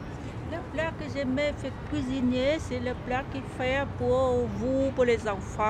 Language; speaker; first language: French; non-native, fluent; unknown